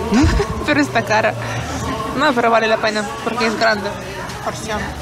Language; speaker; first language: Spanish; non-native, learner; Ukrainian